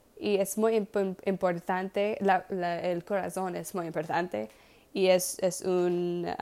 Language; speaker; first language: Spanish; non-native, learner; English